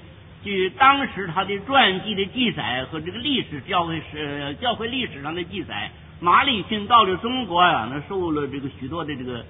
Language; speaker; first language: Chinese; native; Chinese